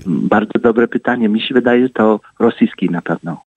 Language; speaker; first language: Polish; early bilingual, heritage; Polish